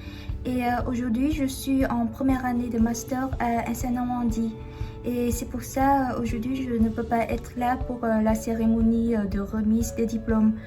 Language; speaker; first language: French; non-native, fluent; Vietnamese